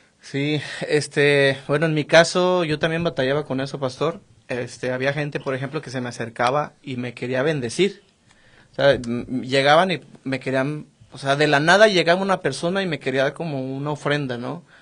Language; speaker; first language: Spanish; native; Spanish